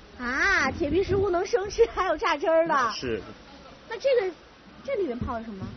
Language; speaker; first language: Chinese; native; Chinese